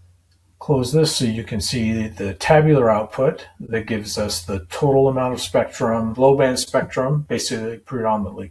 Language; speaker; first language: English; native; English